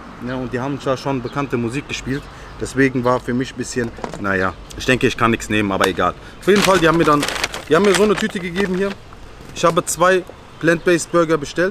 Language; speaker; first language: German; non-native, local second language; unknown